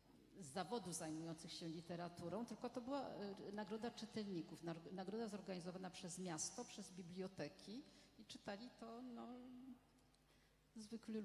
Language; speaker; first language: Polish; non-native, fluent; French